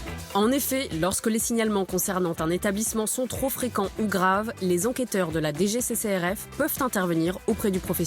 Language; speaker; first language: French; native; French